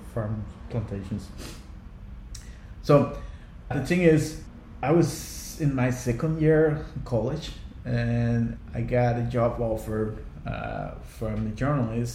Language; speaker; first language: English; non-native, fluent; Spanish